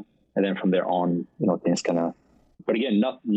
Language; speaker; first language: English; non-native, fluent; French